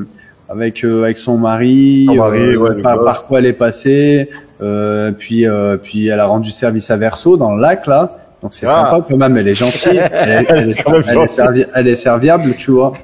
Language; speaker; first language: French; native; French